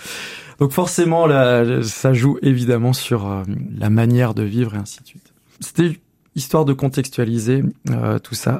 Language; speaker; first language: French; native; French